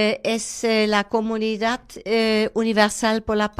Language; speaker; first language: Spanish; non-native, fluent; German